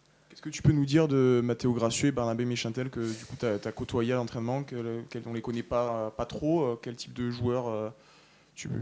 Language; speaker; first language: French; native; French